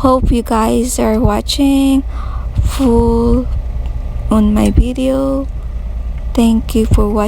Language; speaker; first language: English; non-native, local second language; Filipino